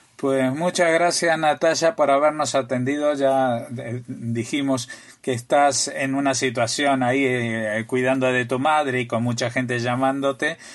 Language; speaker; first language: Spanish; native; Spanish